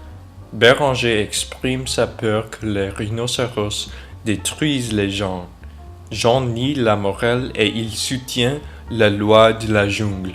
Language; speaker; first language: French; non-native, learner; English